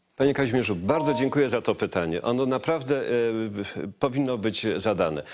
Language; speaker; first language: Polish; native; Polish